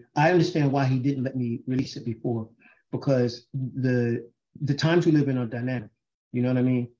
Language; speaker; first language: English; native; English